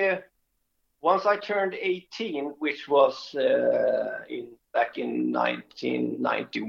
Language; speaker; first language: English; non-native, fluent; Swedish